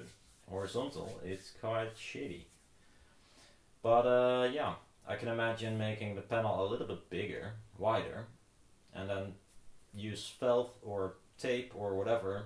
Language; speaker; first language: English; non-native, fluent; Dutch